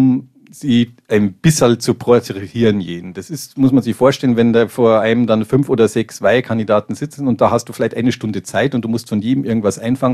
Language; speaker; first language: German; native; German